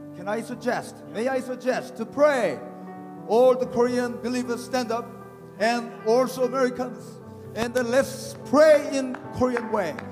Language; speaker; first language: English; non-native, fluent; Korean